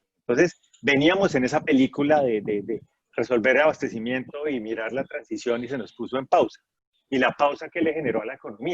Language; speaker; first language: Spanish; native; Spanish